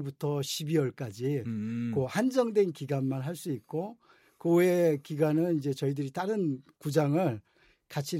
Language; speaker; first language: Korean; native; Korean